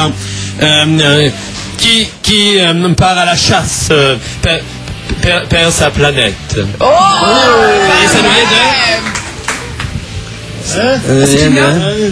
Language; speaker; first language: French; native; French